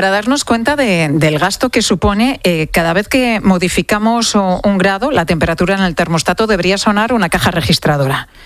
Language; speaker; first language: Spanish; native; Spanish